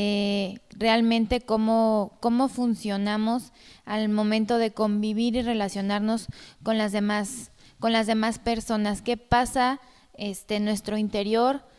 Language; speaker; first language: Spanish; native; Spanish